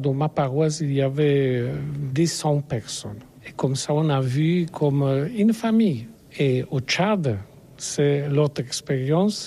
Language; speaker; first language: French; non-native, learner; Polish